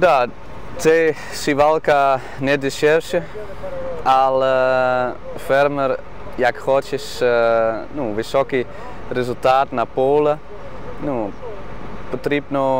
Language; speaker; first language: Ukrainian; non-native, learner; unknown